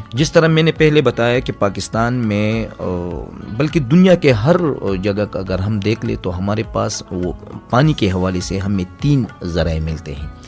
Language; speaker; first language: Urdu; non-native, local second language; Pashto